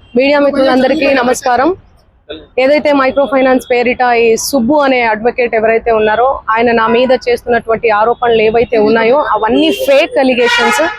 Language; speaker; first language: Telugu; non-native, local second language; Lambadi